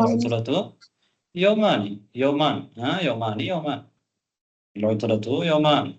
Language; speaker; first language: Arabic; non-native, fluent; Tamil